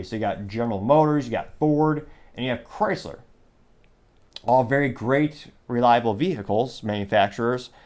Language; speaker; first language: English; native; English